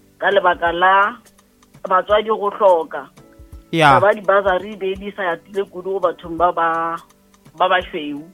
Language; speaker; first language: Northern Sotho; native; Northern Sotho